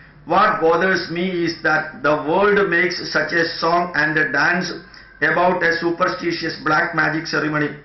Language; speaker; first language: English; non-native, local second language; Malayalam